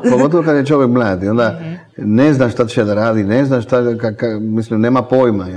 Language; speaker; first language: Serbian; non-native, fluent; Spanish